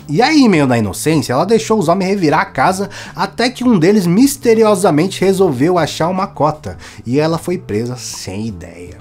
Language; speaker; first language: Portuguese; native; Portuguese